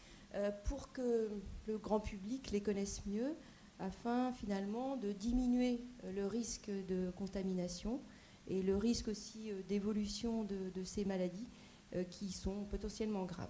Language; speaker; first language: French; native; French